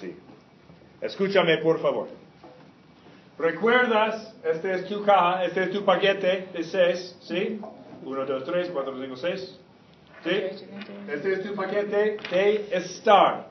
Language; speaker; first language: Spanish; non-native, fluent; English